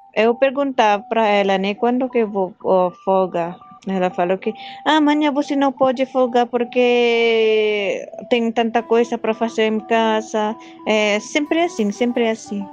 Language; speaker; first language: Portuguese; non-native, learner; Filipino